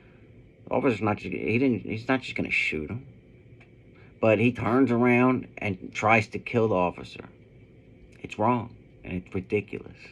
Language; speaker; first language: English; native; English